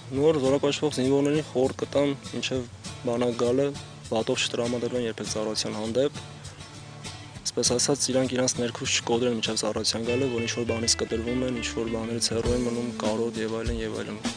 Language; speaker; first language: Armenian; non-native, local second language; Kurdish